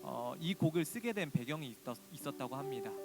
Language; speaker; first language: Korean; native; Korean